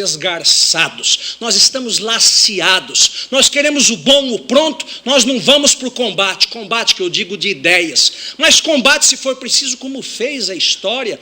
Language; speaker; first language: Portuguese; native; Portuguese